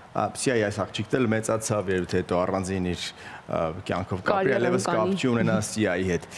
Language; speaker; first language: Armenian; native; Armenian